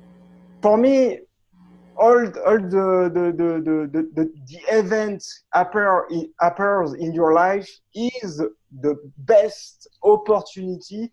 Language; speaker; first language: English; non-native, learner; French